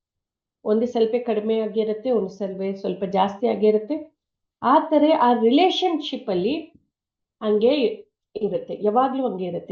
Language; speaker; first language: Kannada; non-native, learner; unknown